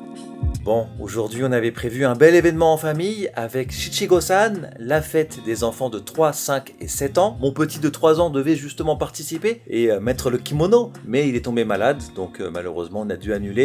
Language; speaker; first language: French; native; French